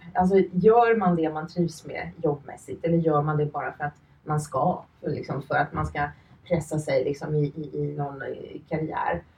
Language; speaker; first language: Swedish; early bilingual, other home language; Finnish